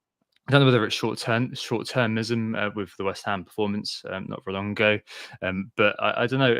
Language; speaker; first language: English; native; English